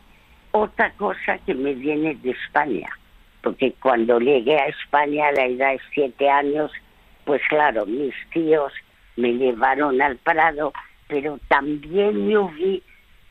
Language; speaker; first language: Spanish; early bilingual, other home language; French